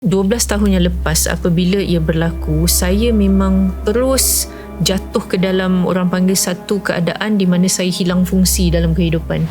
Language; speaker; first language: Malay; early bilingual, heritage; Malay